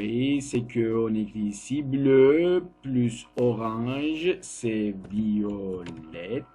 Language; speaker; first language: French; non-native, learner; Turkish